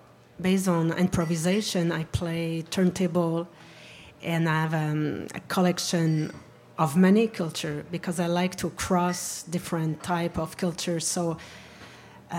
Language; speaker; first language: English; non-native, learner; French